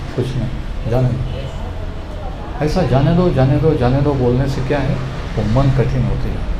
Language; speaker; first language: Hindi; non-native, local second language; Marathi